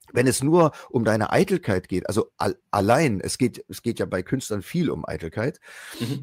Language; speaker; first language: German; native; German